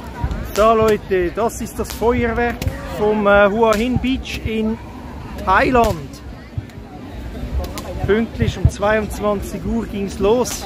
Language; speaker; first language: German; native; German